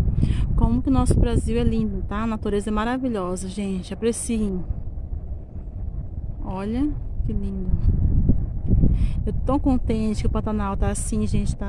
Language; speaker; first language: Portuguese; native; Portuguese